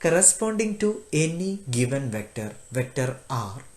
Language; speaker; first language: English; non-native, local second language; Malayalam